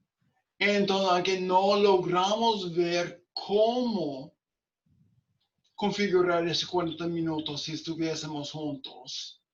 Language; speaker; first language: Spanish; non-native, fluent; English